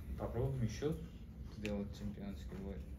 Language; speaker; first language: Russian; non-native, learner; Uzbek